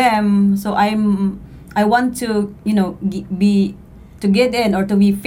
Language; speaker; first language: English; non-native, local second language; Cebuano